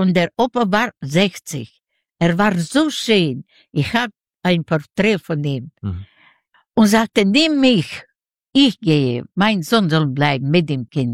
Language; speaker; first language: German; non-native, learner; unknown